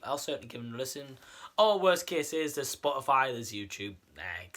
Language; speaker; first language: English; native; English